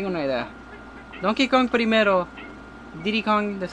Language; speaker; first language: Spanish; non-native, fluent; English